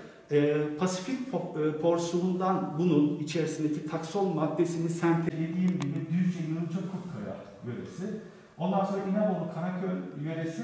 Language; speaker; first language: Turkish; native; Turkish